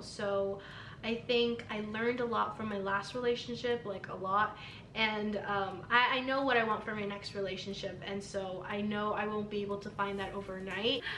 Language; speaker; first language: English; early bilingual, other home language; Spanish